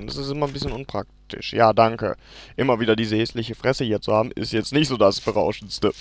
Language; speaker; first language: German; native; German